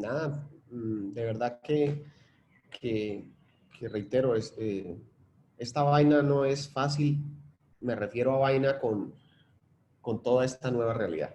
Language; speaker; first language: Spanish; native; Spanish